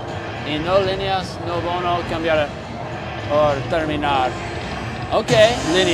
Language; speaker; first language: Spanish; non-native, learner; English